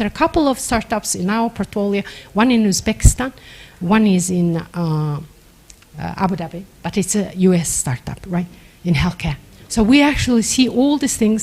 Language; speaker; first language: English; non-native, fluent; Mongolian